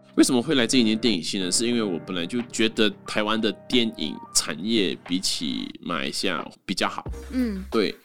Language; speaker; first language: Chinese; non-native, local second language; Hakka Chinese